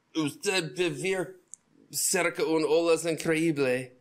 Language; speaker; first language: Spanish; non-native, learner; English